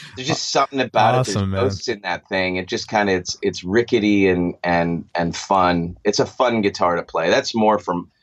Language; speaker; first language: English; native; English